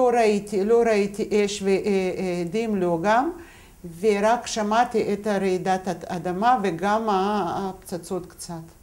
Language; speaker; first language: Hebrew; non-native, fluent; Russian